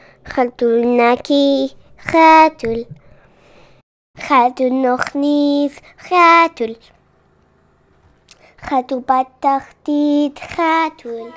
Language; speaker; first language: Hebrew; non-native, learner; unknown